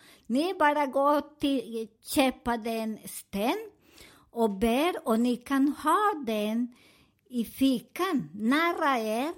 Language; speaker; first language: Swedish; non-native, learner; Spanish